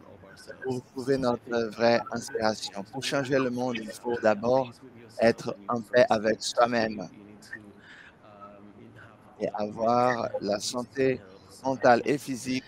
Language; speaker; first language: French; non-native, learner; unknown